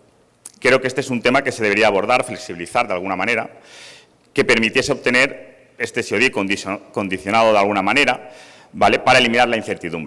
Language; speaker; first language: Spanish; native; Spanish